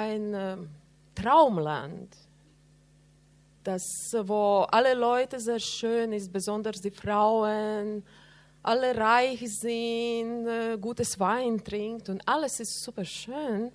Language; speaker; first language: German; non-native, learner; Latvian